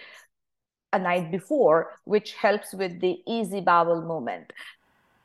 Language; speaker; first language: English; non-native, local second language; Marathi